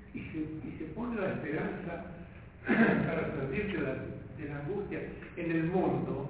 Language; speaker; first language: Spanish; native; Spanish